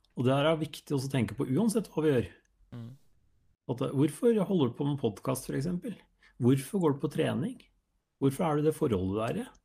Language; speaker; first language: Norwegian; native; Norwegian